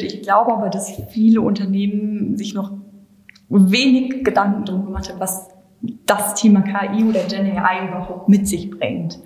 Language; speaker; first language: German; native; German